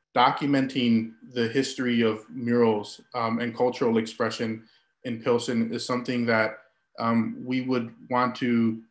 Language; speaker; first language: English; early bilingual, other home language; Spanish